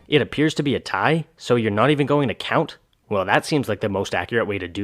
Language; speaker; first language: English; native; English